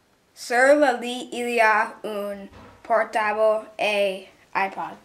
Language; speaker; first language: French; non-native, learner; English